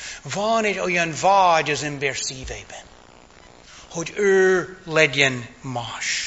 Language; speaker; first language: Hungarian; non-native, fluent; English